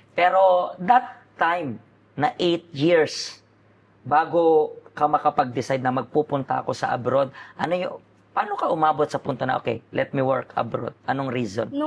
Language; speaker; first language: Filipino; native; Filipino